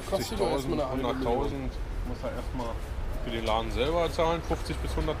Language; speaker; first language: German; native; German